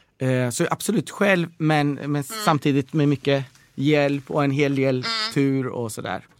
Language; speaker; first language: Swedish; early bilingual, other home language; Persian